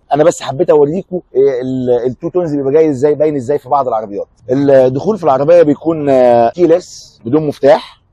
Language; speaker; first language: Arabic; native; Arabic